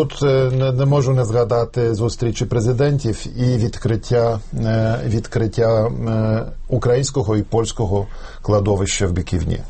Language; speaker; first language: Ukrainian; non-native, fluent; Polish